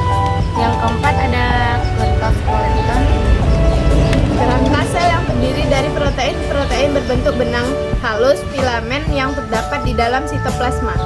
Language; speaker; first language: Indonesian; native; Indonesian